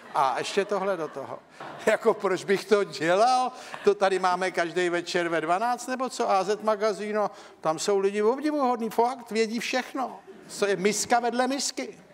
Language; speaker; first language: Czech; native; Czech